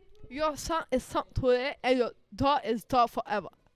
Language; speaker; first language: English; non-native, local second language; Urdu